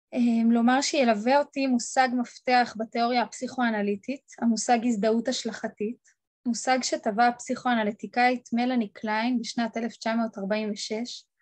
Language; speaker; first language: Hebrew; non-native, fluent; Russian